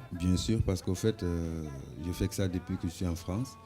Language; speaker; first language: French; non-native, local second language; Wolof